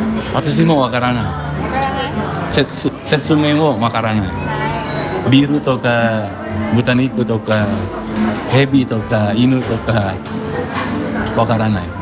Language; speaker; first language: Japanese; non-native, learner; Indonesian